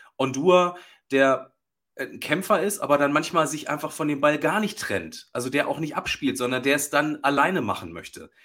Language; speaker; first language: German; native; German